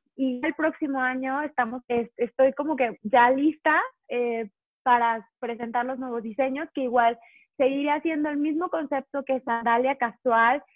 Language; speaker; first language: Spanish; native; Spanish